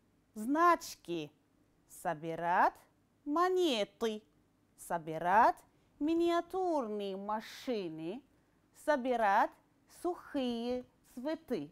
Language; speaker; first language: Russian; non-native, fluent; Arabic